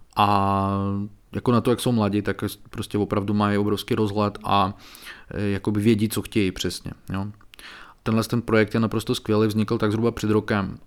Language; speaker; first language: Czech; non-native, fluent; Belarusian